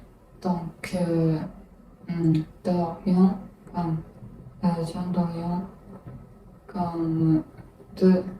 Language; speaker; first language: French; non-native, learner; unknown